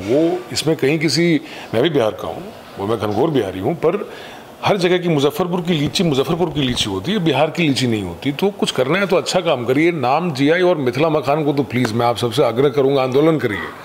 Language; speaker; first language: Hindi; native; Hindi